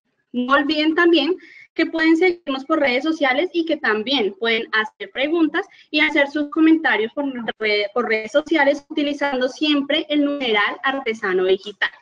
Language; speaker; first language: Spanish; native; Spanish